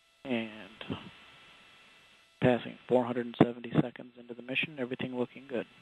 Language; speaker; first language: English; native; English